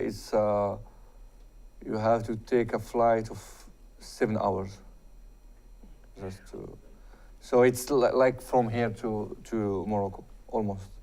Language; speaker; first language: English; non-native, fluent; Arabic